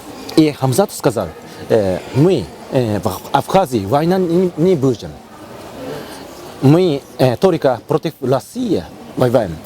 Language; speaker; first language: Russian; non-native, learner; Japanese